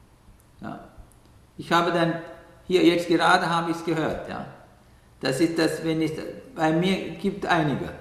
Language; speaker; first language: German; non-native, learner; Sinhala